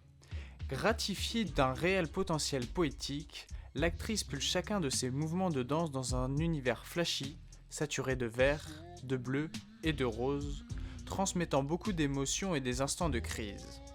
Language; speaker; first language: French; native; French